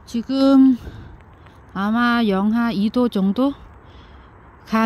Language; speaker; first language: Korean; non-native, learner; Vietnamese